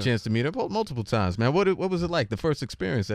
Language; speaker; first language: English; native; English